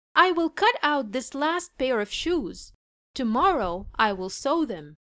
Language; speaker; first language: English; non-native, fluent; Arabic